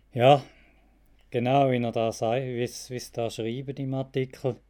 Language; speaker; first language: German; native; German